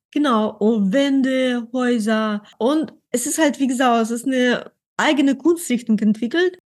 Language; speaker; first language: German; non-native, fluent; Ukrainian